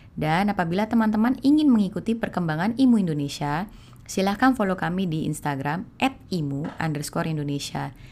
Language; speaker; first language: Indonesian; native; Indonesian